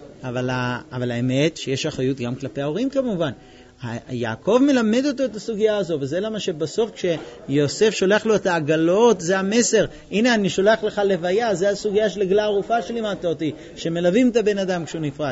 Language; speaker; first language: Hebrew; non-native, fluent; English